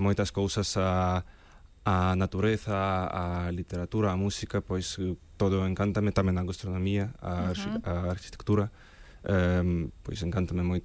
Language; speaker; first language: Galician; non-native, fluent; Russian